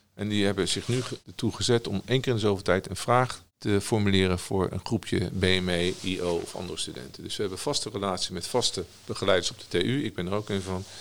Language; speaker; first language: Dutch; native; Dutch